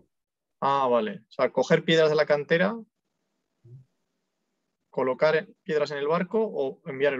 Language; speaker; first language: Spanish; non-native, learner; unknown